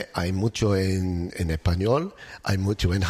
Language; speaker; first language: Spanish; non-native, learner; English